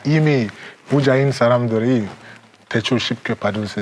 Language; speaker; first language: Korean; non-native, learner; English